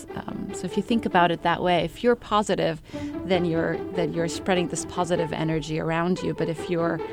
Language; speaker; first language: English; non-native, fluent; Arabic